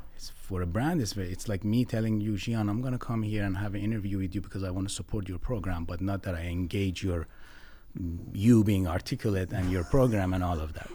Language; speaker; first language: English; non-native, fluent; Persian